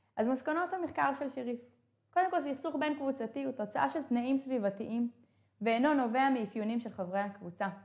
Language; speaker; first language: Hebrew; native; Hebrew